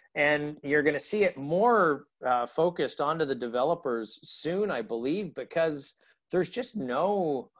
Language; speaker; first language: English; native; English